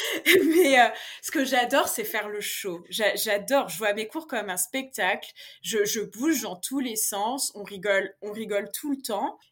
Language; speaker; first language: French; native; French